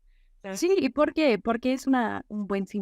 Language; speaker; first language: Spanish; non-native, fluent; English